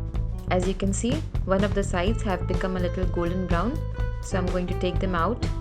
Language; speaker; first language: English; non-native, local second language; Hindi